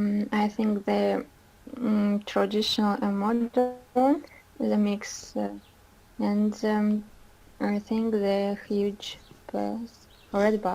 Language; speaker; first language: English; non-native, learner; Russian